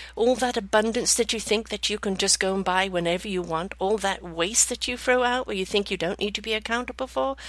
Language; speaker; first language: English; native; English